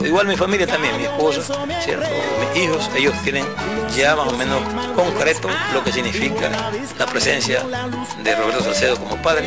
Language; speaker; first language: Spanish; native; Spanish